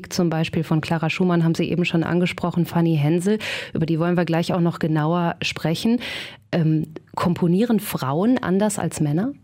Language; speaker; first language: German; native; German